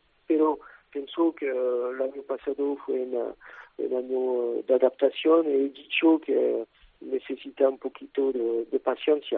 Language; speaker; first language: Spanish; non-native, fluent; French